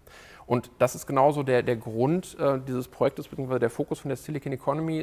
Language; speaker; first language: German; native; German